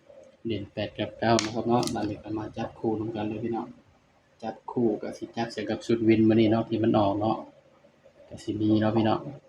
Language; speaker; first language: Thai; non-native, local second language; Lao